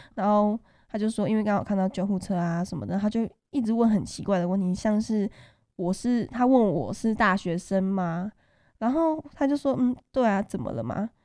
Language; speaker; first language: Chinese; native; Chinese